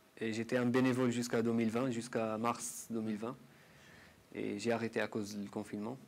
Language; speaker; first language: French; non-native, learner; Arabic